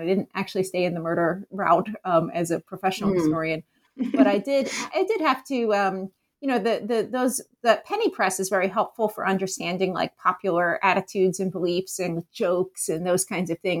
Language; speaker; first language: English; native; English